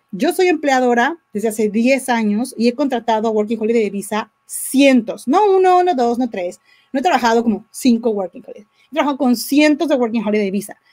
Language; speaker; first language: Spanish; native; Spanish